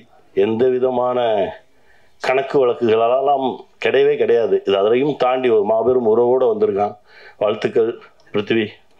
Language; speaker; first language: Tamil; native; Tamil